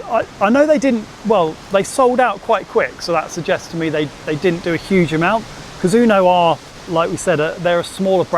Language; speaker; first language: English; native; English